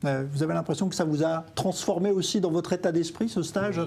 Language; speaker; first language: French; native; French